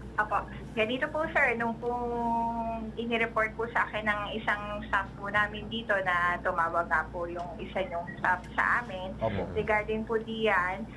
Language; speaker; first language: Filipino; native; Filipino